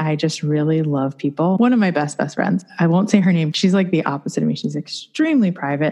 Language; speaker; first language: English; native; English